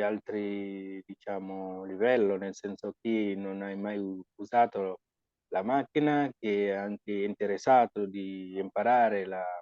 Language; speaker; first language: Italian; non-native, fluent; Wolof